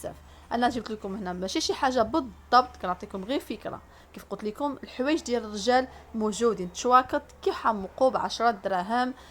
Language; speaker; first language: Arabic; native; Arabic